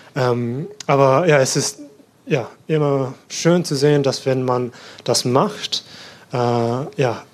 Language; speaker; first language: German; non-native, learner; English